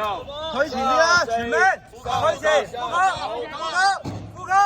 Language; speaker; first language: Chinese; native; Chinese